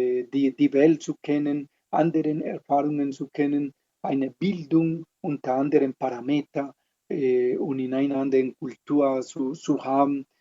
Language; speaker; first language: German; non-native, fluent; Spanish